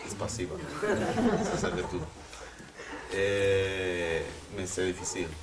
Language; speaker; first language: French; non-native, fluent; Spanish